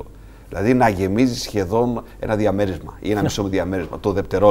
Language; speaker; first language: Greek; native; Greek